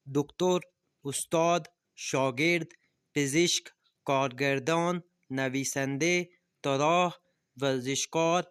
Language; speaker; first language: Persian; non-native, fluent; Urdu